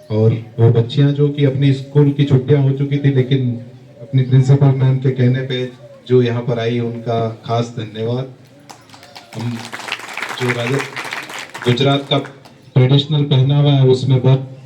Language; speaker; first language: Hindi; native; Hindi